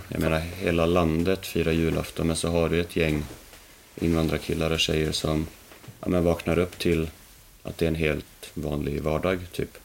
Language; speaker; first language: Swedish; early bilingual, other home language; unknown